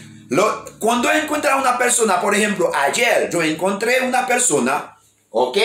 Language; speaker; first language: Spanish; non-native, learner; Haitian Creole